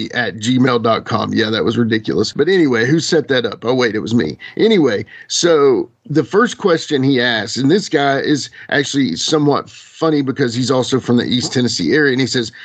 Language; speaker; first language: English; native; English